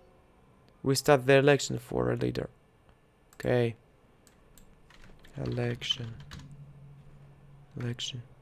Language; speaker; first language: English; non-native, learner; Russian